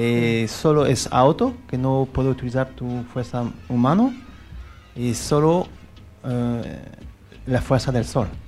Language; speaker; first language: Spanish; non-native, learner; French